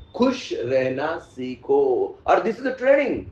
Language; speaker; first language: Hindi; non-native, local second language; Marathi